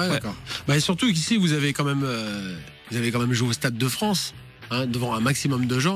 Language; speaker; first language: French; native; French